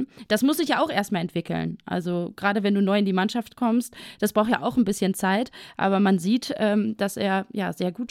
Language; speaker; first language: German; native; German